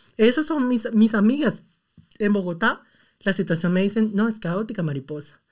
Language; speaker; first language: Spanish; native; Spanish